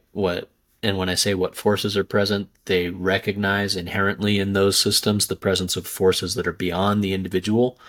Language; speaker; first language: English; native; English